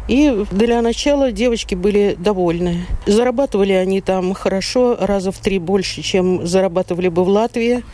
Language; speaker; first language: Russian; native; Russian